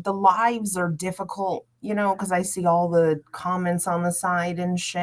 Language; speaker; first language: English; native; English